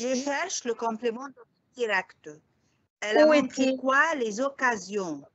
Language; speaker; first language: French; non-native, fluent; Arabic